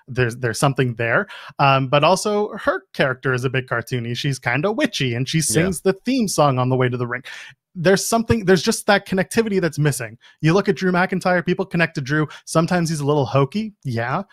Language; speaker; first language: English; native; English